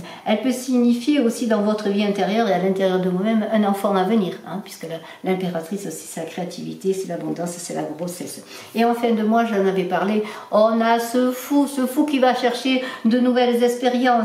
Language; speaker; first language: French; native; French